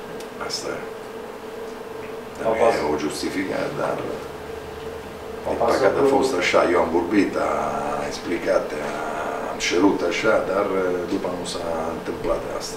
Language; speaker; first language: Romanian; non-native, fluent; Italian